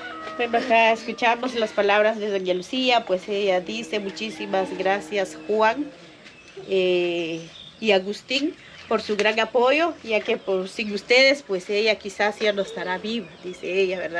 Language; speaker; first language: Spanish; non-native, local second language; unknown